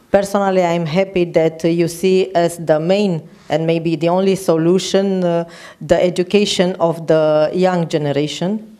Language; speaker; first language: English; non-native, fluent; Romanian